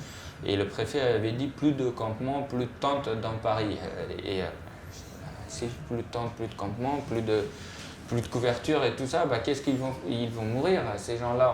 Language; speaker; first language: French; non-native, fluent; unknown